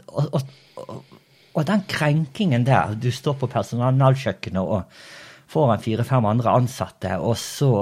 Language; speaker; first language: Norwegian; early bilingual, other home language; Portuguese